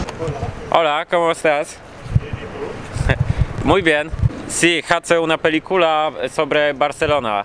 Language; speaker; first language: Spanish; non-native, learner; Polish